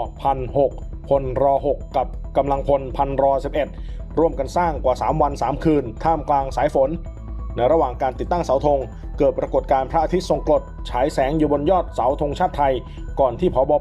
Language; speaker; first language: Thai; native; Thai